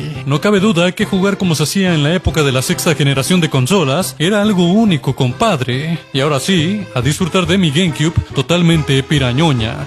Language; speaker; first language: Spanish; native; Spanish